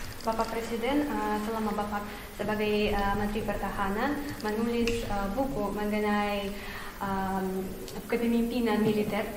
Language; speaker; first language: Indonesian; non-native, fluent; Russian